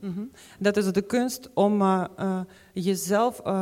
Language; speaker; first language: Dutch; non-native, fluent; Ukrainian